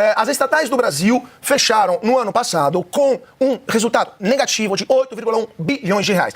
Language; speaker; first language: Portuguese; non-native, fluent; Italian